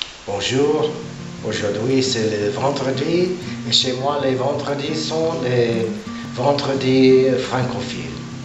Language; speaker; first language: French; non-native, learner; English